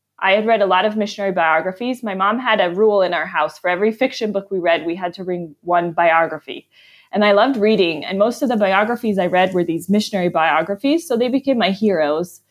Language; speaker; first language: English; native; English